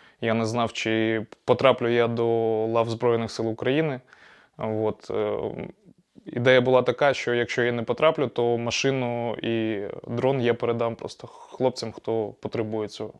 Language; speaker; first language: Ukrainian; non-native, local second language; Russian